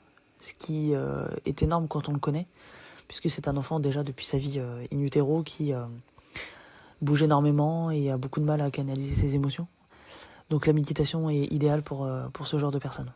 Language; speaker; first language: French; native; French